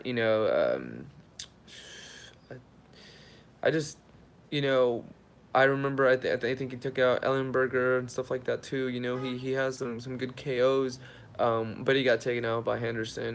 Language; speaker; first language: English; native; English